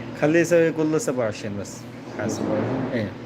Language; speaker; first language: Arabic; non-native, learner; Bangla